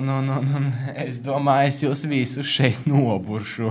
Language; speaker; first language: Latvian; native; Latvian